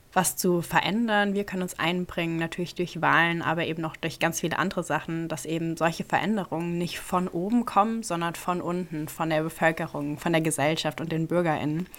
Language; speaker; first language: German; native; German